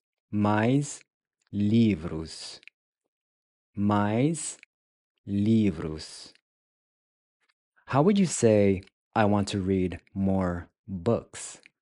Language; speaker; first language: English; native; English